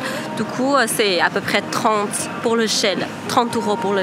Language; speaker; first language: French; non-native, fluent; Thai